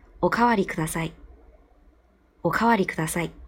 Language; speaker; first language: Japanese; non-native, fluent; Chinese